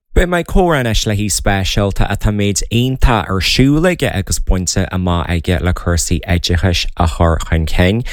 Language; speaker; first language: Irish; native; Irish